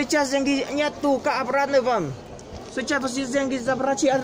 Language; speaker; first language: Russian; non-native, learner; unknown